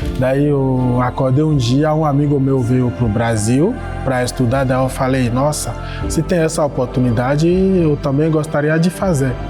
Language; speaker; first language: Portuguese; non-native, fluent; Haitian Creole